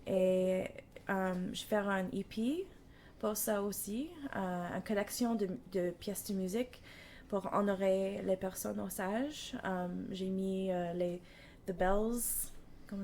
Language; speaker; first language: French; non-native, learner; English